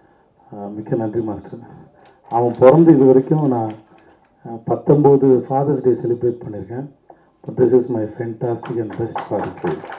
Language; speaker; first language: Tamil; native; Tamil